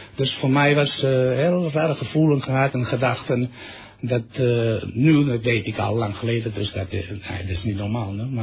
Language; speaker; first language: Dutch; non-native, fluent; Catalan